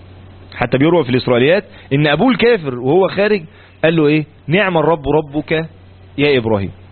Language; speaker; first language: Arabic; native; Arabic